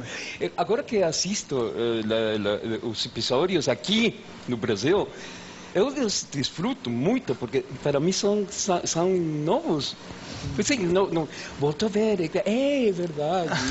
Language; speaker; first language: Portuguese; non-native, fluent; Spanish